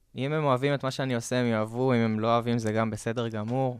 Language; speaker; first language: Hebrew; native; Hebrew